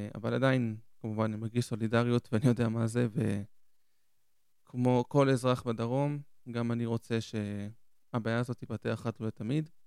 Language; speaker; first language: Hebrew; early bilingual, other home language; Spanish